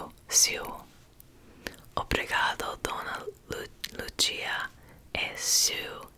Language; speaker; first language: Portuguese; non-native, learner; English